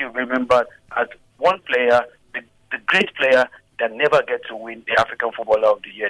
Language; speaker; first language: English; non-native, local second language; Yoruba